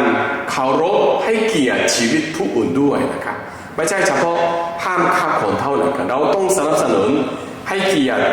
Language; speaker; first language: Thai; non-native, fluent; Korean